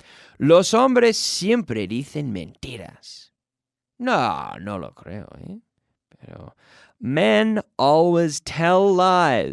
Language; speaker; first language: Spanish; non-native, fluent; English